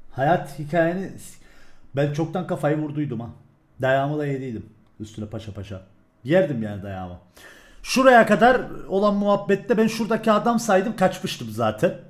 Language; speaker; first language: Turkish; early bilingual, heritage; Turkish